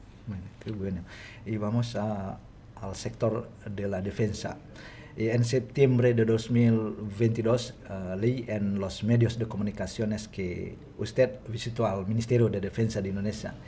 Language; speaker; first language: Spanish; non-native, fluent; Indonesian